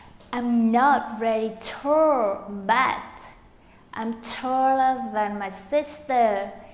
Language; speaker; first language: English; non-native, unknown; Vietnamese